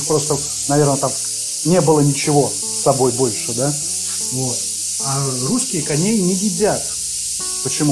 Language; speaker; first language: Russian; native; Russian